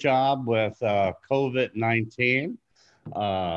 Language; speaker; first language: English; native; English